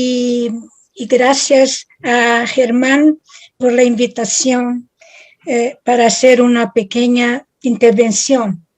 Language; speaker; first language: Spanish; non-native, fluent; Italian